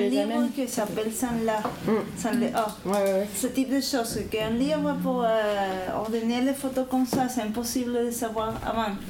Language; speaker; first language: French; non-native, learner; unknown